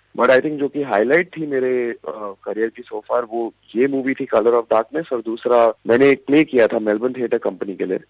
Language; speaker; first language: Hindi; native; Hindi